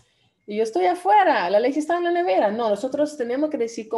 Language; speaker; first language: Spanish; non-native, fluent; Dutch